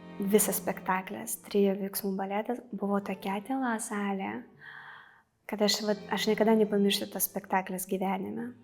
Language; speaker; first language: Lithuanian; non-native, fluent; Russian